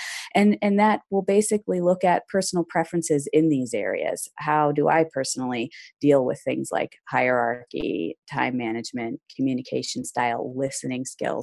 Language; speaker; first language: English; native; English